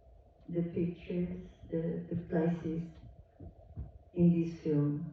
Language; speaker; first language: English; non-native, learner; Portuguese